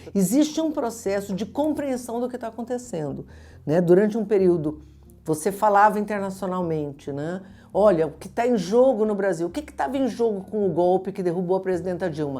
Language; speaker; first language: Portuguese; native; Portuguese